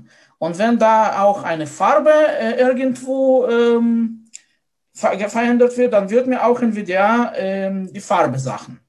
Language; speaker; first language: German; non-native, fluent; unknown